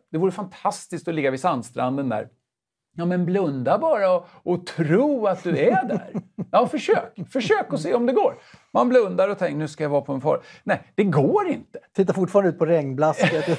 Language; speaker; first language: Swedish; native; Swedish